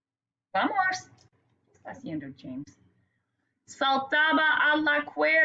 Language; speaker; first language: Spanish; non-native, fluent; English